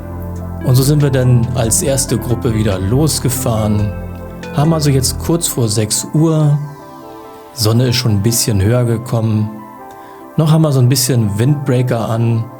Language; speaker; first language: German; native; German